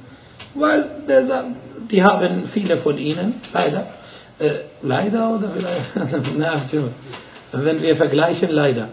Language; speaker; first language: German; non-native, fluent; Arabic